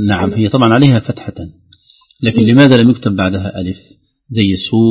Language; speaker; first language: Arabic; native; Arabic